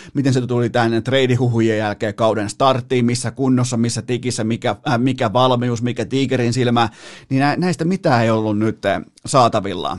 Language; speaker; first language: Finnish; native; Finnish